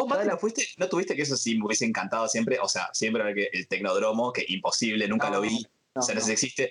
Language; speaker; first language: Spanish; native; Spanish